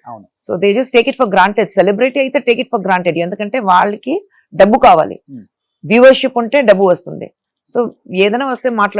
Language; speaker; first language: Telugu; non-native, fluent; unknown